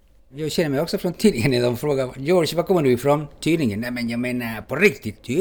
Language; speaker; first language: Swedish; non-native, fluent; Spanish